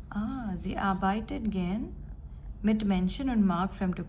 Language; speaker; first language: German; non-native, fluent; Gujarati